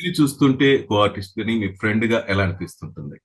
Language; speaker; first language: Telugu; native; Telugu